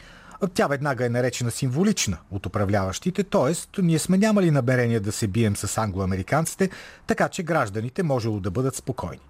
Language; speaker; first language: Bulgarian; native; Bulgarian